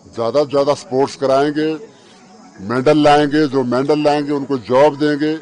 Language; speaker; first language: Hindi; native; Hindi